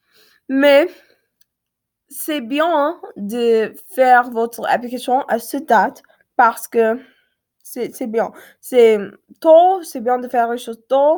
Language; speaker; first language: French; non-native, learner; English